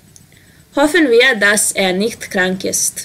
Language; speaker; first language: German; non-native, fluent; Serbian